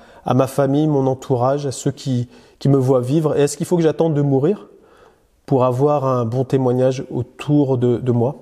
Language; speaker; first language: French; native; French